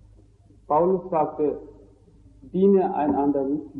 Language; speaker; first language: German; non-native, fluent; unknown